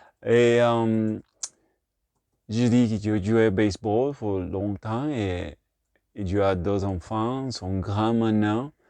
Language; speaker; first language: French; non-native, learner; Spanish